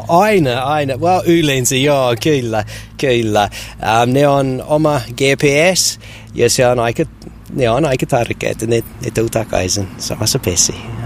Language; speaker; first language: Finnish; non-native, learner; English